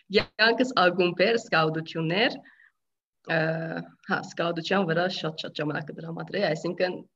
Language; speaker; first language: Armenian; early bilingual, heritage; Armenian